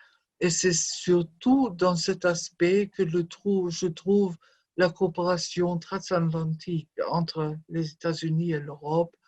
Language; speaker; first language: French; non-native, fluent; German